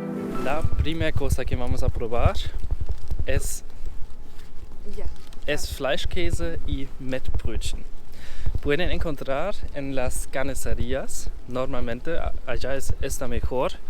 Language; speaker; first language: Spanish; non-native, learner; German